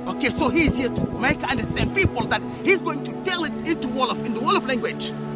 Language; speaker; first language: English; non-native, learner; Wolof